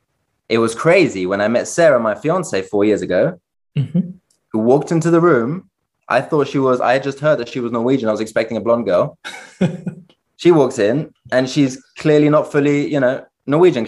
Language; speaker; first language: English; native; English